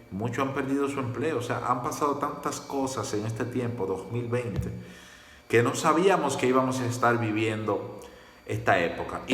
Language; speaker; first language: Spanish; native; Spanish